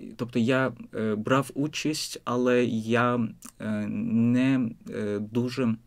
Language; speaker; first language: Ukrainian; non-native, fluent; Azerbaijani